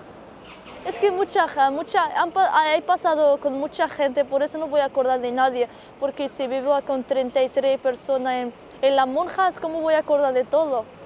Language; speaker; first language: Spanish; non-native, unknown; Arabic